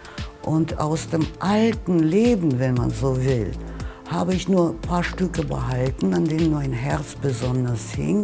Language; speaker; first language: German; non-native, fluent; Russian